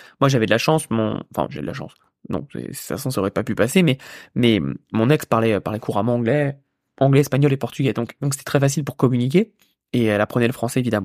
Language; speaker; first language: French; native; French